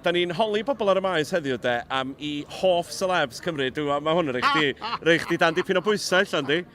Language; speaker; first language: Welsh; native; Welsh